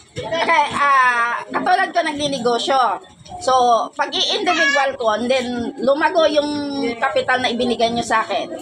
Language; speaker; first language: Filipino; native; Filipino